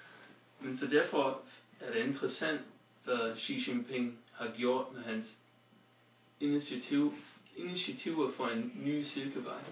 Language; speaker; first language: Danish; non-native, fluent; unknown